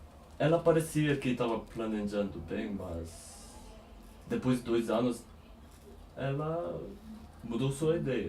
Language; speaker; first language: Portuguese; non-native, fluent; Korean